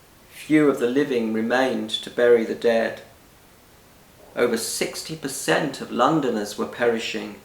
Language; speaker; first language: English; native; English